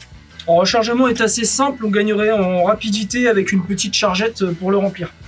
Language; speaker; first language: French; native; French